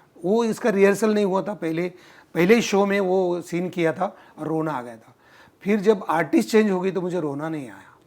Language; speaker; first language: Hindi; non-native, local second language; Marathi